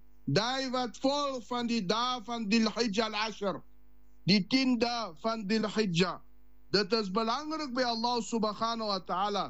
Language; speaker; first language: Dutch; non-native, learner; Afrikaans